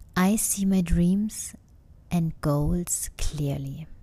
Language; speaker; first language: English; non-native, fluent; German